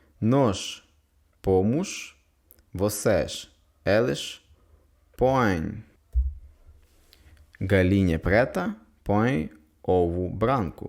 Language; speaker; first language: Portuguese; non-native, fluent; Ukrainian